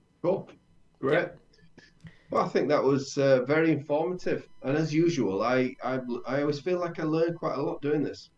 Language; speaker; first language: English; native; English